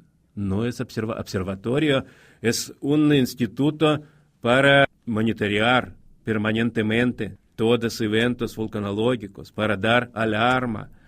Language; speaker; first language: Spanish; non-native, fluent; Russian